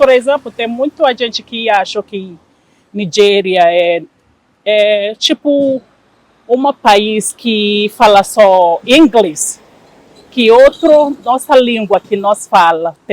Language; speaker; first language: Portuguese; non-native, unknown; Igbo